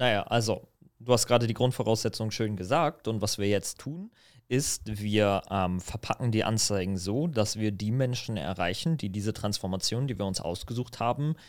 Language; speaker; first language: German; native; German